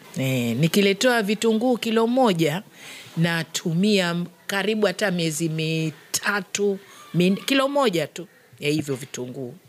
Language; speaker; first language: Swahili; native; Swahili